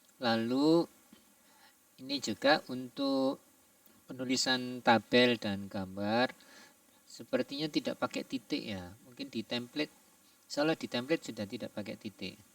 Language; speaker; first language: Indonesian; native; Indonesian